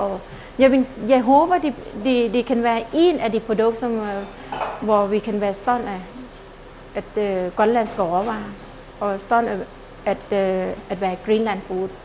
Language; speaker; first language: Danish; non-native, fluent; Thai